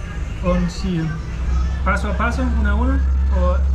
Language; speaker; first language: Spanish; non-native, learner; German